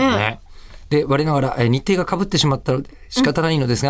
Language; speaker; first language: Japanese; native; Japanese